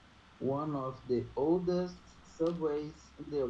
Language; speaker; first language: English; non-native, learner; Portuguese